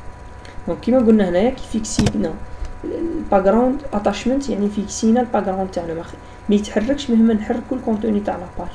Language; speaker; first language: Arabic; native; Arabic